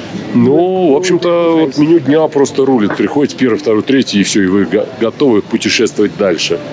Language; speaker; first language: Russian; native; Russian